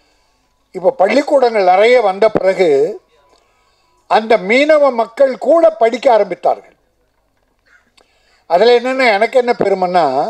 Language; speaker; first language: Tamil; native; Tamil